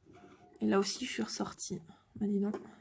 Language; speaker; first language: French; native; French